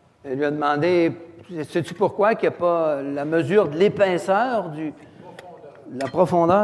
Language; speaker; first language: French; native; French